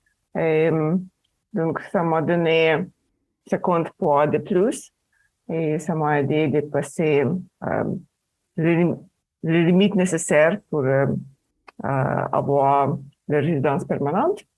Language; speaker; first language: French; non-native, learner; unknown